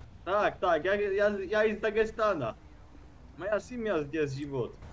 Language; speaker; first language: Russian; non-native, learner; Czech